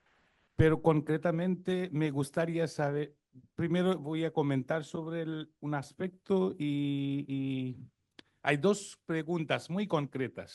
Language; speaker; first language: Spanish; non-native, fluent; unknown